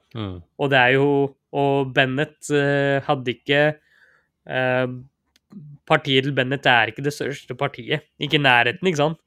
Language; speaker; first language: Norwegian; early bilingual, other home language; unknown